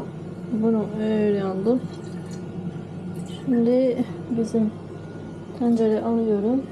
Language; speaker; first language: Turkish; non-native, learner; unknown